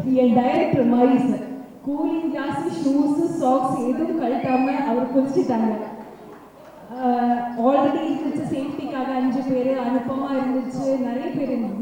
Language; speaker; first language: Tamil; non-native, learner; Malayalam